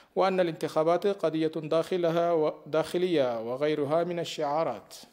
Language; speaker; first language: Arabic; non-native, fluent; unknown